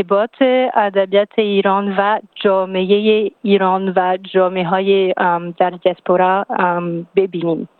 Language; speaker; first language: Persian; non-native, fluent; French